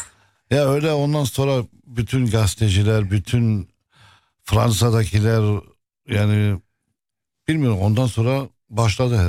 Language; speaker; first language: Turkish; non-native, fluent; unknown